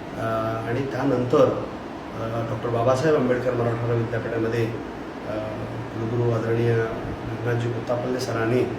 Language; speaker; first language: Marathi; non-native, local second language; Lambadi